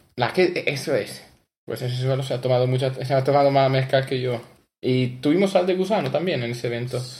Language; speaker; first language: Spanish; non-native, fluent; Italian